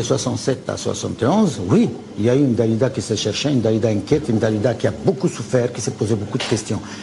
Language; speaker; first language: French; native; French